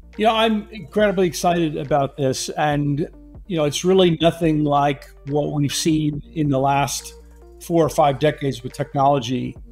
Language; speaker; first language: English; native; English